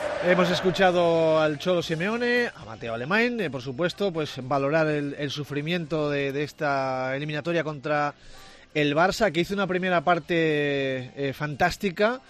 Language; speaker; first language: Spanish; native; Spanish